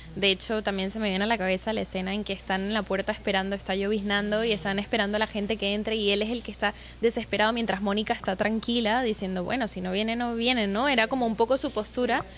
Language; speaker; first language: Spanish; native; Spanish